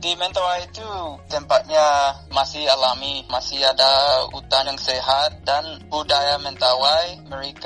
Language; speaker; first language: Indonesian; non-native, fluent; English